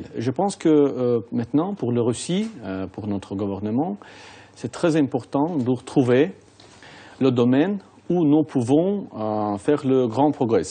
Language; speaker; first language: French; non-native, fluent; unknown